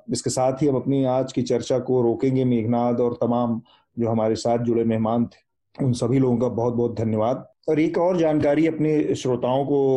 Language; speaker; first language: Hindi; native; Hindi